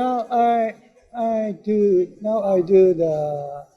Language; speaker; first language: English; non-native, learner; Japanese